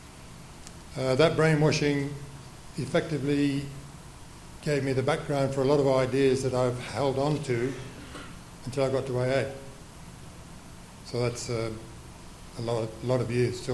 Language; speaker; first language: English; native; English